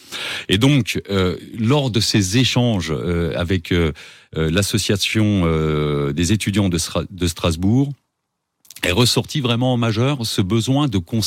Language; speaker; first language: French; native; French